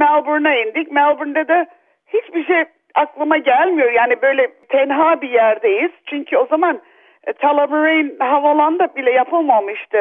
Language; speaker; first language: Turkish; early bilingual, other home language; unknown